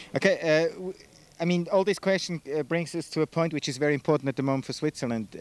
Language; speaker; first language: English; non-native, fluent; French